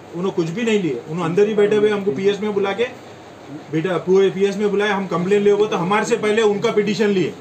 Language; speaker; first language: Hindi; non-native, local second language; Telugu